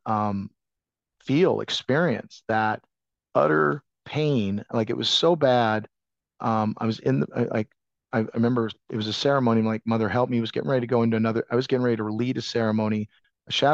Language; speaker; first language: English; native; English